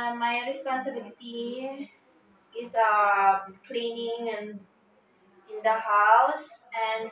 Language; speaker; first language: English; non-native, learner; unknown